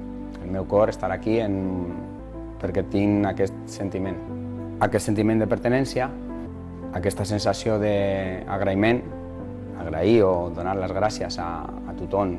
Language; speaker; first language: Catalan; non-native, learner; Spanish